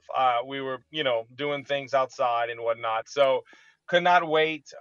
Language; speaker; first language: English; native; English